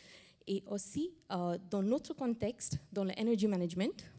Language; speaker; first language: French; non-native, fluent; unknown